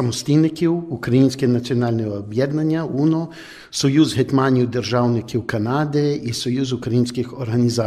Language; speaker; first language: Ukrainian; early bilingual, heritage; Ukrainian